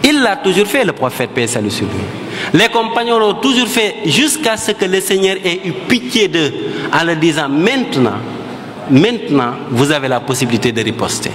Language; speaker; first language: French; non-native, local second language; Wolof